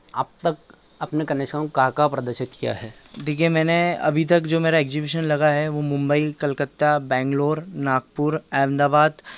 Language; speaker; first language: Hindi; native; Hindi